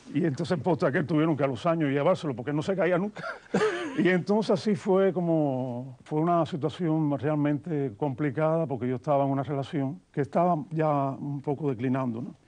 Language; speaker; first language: Spanish; native; Spanish